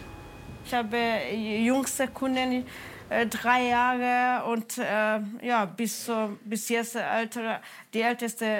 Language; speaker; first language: German; non-native, fluent; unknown